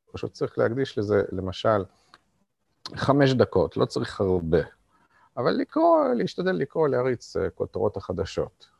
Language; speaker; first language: Hebrew; non-native, fluent; Russian